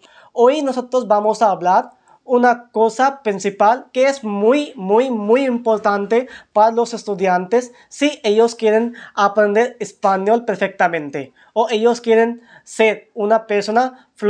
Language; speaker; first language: Spanish; non-native, learner; Hindi